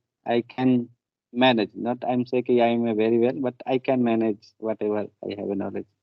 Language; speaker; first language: English; non-native, learner; Hindi